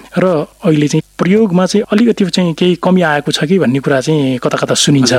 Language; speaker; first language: Nepali; non-native, local second language; Rana Tharu